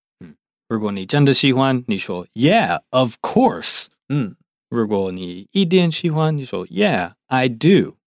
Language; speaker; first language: Chinese; non-native, fluent; English